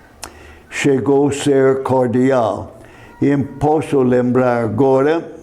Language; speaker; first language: Portuguese; non-native, fluent; English